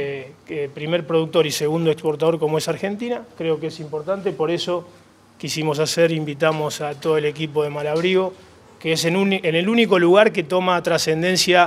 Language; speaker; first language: Spanish; native; Spanish